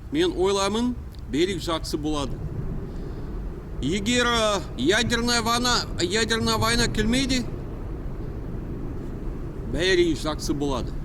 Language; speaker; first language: Kazakh; non-native, learner; Russian